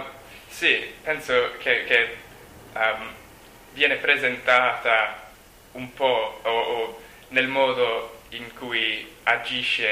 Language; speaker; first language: Italian; non-native, learner; English